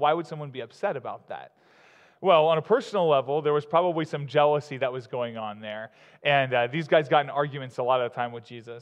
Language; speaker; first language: English; native; English